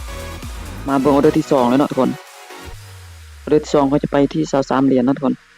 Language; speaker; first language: Thai; non-native, local second language; Lao